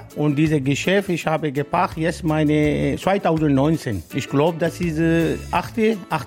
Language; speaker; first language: German; non-native, learner; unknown